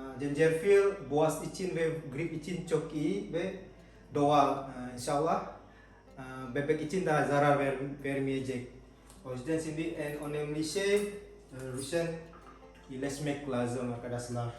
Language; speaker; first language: Turkish; non-native, learner; Indonesian